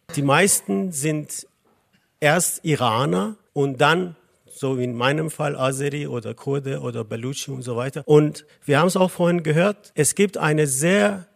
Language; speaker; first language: German; non-native, fluent; Persian